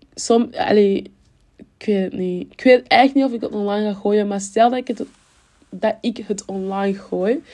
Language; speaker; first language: Dutch; early bilingual, other home language; French